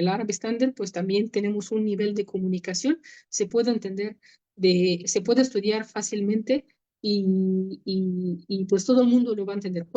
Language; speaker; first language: Spanish; non-native, fluent; Arabic